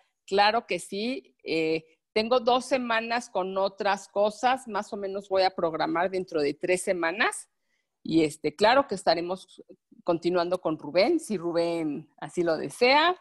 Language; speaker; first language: Spanish; native; Spanish